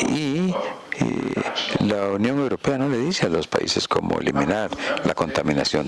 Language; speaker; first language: Spanish; non-native, fluent; German